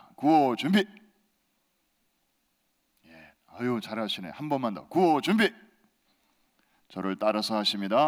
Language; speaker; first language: Korean; native; Korean